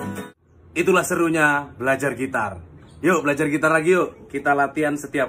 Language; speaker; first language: Indonesian; native; Indonesian